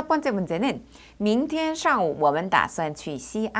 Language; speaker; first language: Chinese; non-native, fluent; Korean